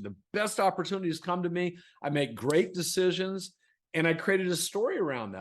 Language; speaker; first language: English; native; English